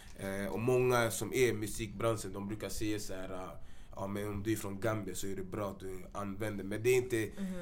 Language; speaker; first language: Swedish; early bilingual, other home language; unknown